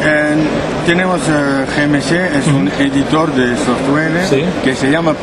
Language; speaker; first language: Spanish; non-native, learner; French